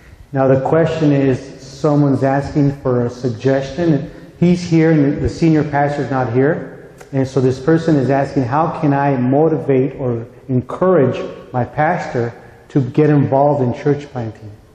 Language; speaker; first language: English; non-native, fluent; Spanish